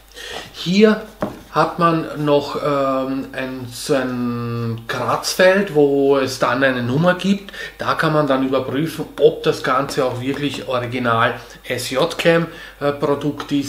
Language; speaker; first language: German; native; German